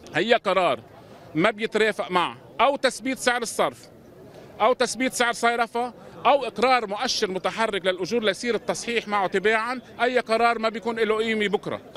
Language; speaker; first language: Arabic; native; Arabic